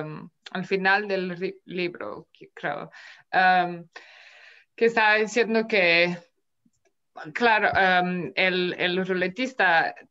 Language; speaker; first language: Spanish; non-native, fluent; Romanian